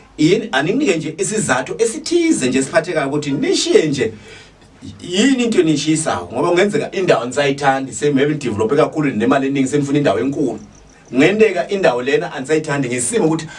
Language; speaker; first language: Zulu; native; Zulu